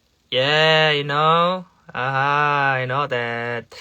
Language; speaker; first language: English; non-native, learner; Korean